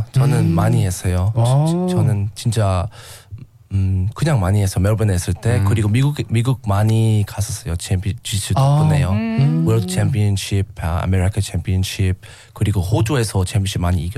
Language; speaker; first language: Korean; non-native, learner; English